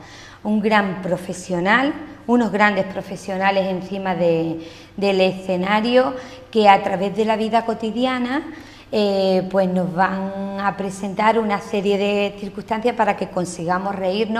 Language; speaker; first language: Spanish; native; Spanish